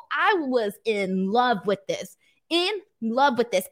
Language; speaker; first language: English; early bilingual, other home language; Spanish